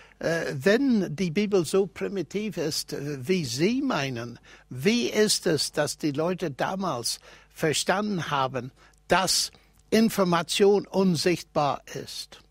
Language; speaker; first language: German; non-native, fluent; English